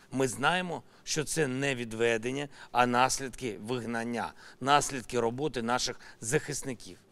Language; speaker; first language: Ukrainian; non-native, local second language; Russian